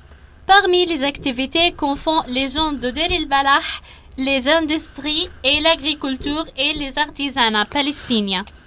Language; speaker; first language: French; non-native, learner; Arabic